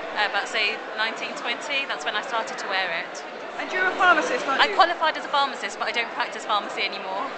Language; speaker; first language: English; native; English